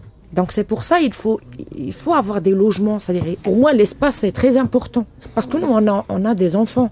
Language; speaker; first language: French; non-native, local second language; Arabic